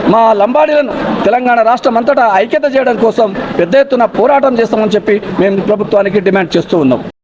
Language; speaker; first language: Telugu; non-native, local second language; Lambadi